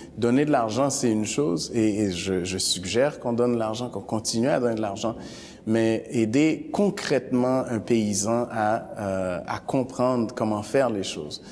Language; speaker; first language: French; early bilingual, other home language; Haitian Creole